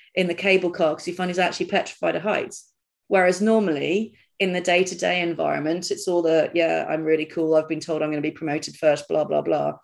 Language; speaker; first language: English; native; English